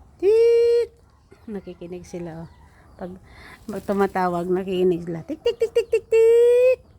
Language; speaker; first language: Filipino; non-native, local second language; Cebuano